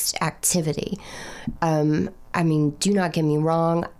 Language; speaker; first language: English; native; English